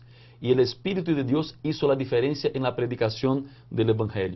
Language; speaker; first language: Spanish; non-native, fluent; Portuguese